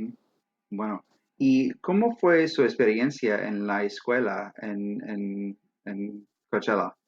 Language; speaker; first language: Spanish; non-native, fluent; English